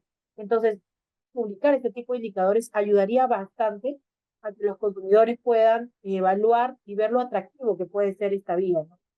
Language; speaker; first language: Spanish; native; Spanish